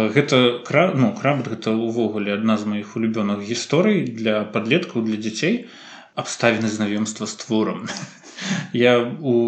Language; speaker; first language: Belarusian; native; Belarusian